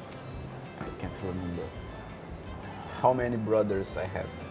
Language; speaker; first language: English; non-native, learner; Portuguese